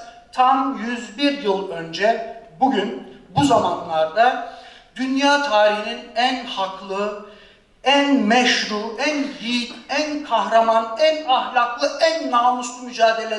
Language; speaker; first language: Turkish; native; Turkish